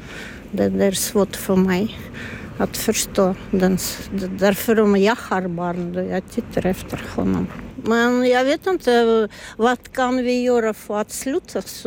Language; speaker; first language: Swedish; non-native, learner; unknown